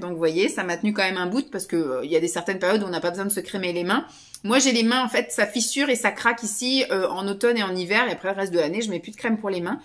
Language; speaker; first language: French; native; French